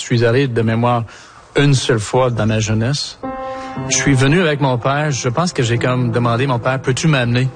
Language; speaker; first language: French; non-native, local second language; English